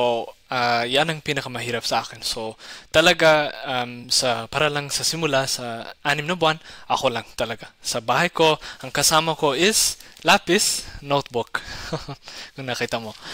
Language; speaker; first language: Filipino; non-native, fluent; Somali